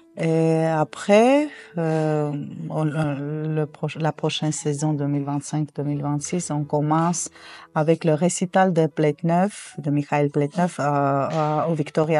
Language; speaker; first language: French; non-native, fluent; Armenian